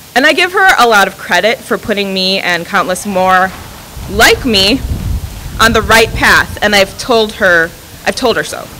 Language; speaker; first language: English; native; English